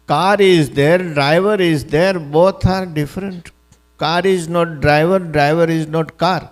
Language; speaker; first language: English; non-native, local second language; Gujarati